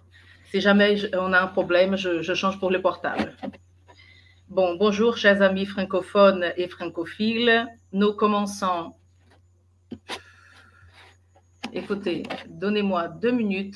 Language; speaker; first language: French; non-native, fluent; Portuguese